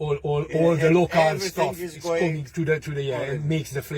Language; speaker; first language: English; non-native, fluent; Hungarian